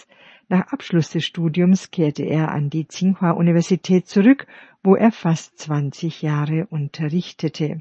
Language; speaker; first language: German; native; German